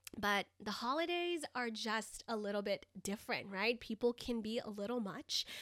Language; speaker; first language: English; early bilingual, other home language; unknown